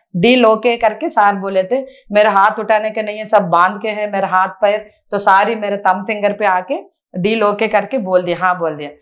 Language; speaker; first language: Hindi; non-native, local second language; Telugu